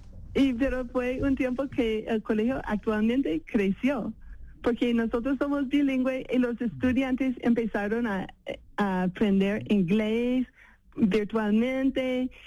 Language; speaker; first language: Spanish; non-native, fluent; English